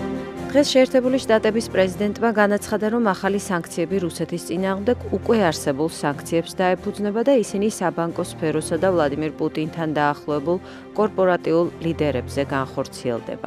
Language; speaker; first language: Georgian; native; Georgian